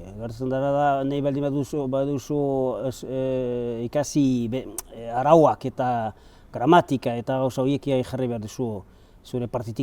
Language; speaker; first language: Basque; non-native, fluent; Arabic